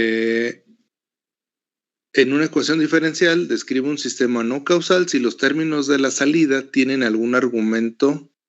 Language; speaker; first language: Spanish; native; Spanish